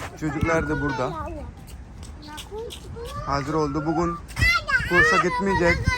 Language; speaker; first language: Turkish; non-native, learner; Urdu